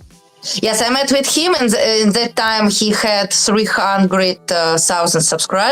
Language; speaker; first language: English; non-native, learner; Russian